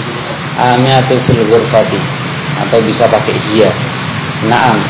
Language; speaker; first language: Arabic; non-native, fluent; Indonesian